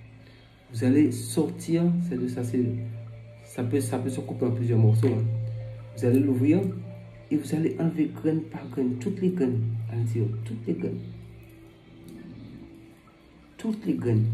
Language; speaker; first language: French; non-native, local second language; Fon